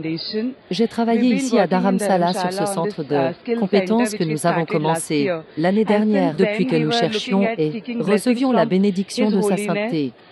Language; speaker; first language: French; non-native, learner; Tibetan